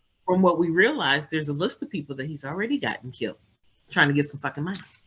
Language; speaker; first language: English; native; English